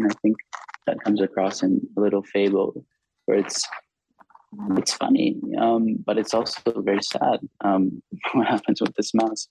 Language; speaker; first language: English; non-native, fluent; Hebrew